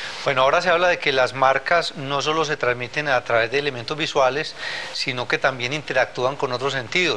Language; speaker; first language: Spanish; native; Spanish